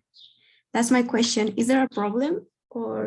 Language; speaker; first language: English; non-native, learner; Spanish